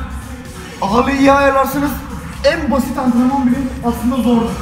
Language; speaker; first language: Turkish; native; Turkish